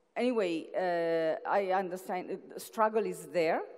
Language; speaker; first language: English; non-native, fluent; Italian